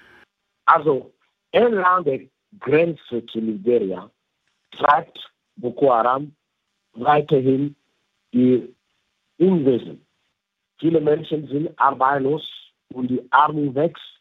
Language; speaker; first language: German; non-native, fluent; French